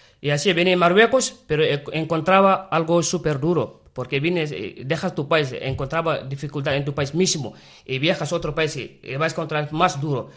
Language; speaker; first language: Spanish; non-native, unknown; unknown